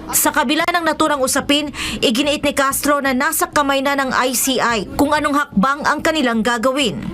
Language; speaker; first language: Filipino; native; Filipino